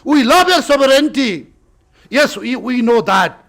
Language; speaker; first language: English; non-native, local second language; Nepali